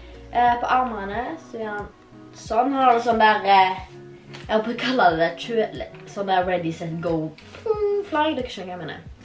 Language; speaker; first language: Norwegian; native; Norwegian